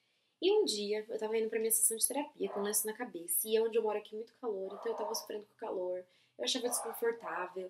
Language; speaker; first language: Portuguese; native; Portuguese